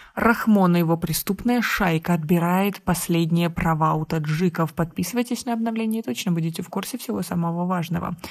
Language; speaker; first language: Russian; non-native, local second language; Tajik